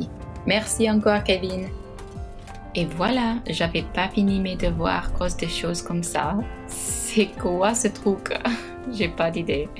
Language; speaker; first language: French; non-native, learner; English